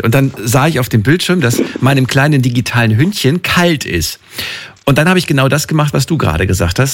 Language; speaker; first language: German; native; German